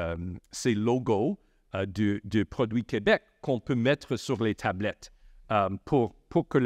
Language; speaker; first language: French; non-native, local second language; English